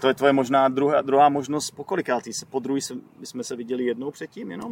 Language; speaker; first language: Czech; native; Czech